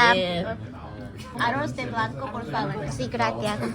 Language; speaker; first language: Spanish; non-native, learner; Korean